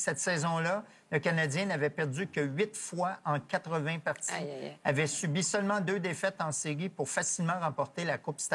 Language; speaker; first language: French; native; French